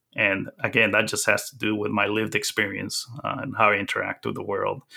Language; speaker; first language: English; early bilingual, other home language; Spanish